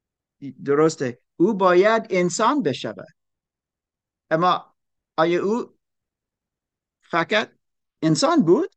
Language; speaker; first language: Persian; non-native, fluent; German